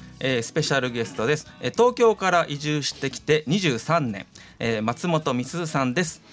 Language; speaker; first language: Japanese; native; Japanese